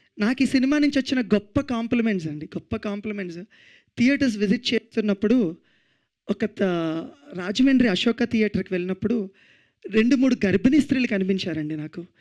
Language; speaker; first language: Telugu; native; Telugu